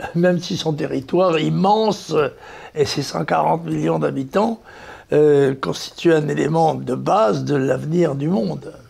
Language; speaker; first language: French; native; French